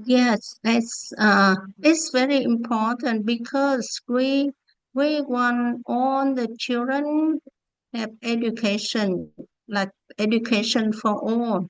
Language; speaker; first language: English; non-native, learner; Vietnamese